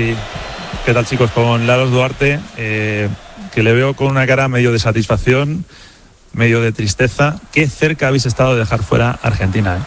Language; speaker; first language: Spanish; native; Spanish